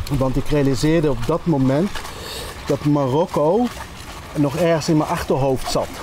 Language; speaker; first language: Dutch; early bilingual, other home language; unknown